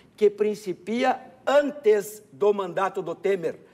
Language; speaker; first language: Portuguese; native; Portuguese